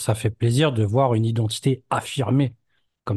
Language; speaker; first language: French; native; French